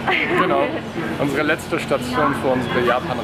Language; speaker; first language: German; native; German